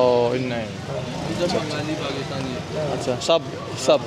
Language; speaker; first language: Hindi; non-native, learner; Bangla